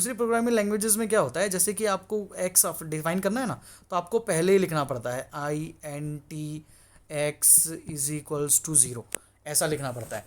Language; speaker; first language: Hindi; native; Hindi